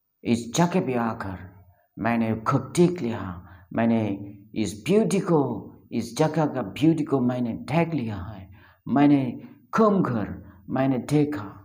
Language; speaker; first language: Hindi; non-native, local second language; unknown